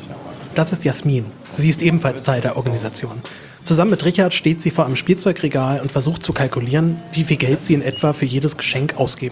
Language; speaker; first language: German; native; German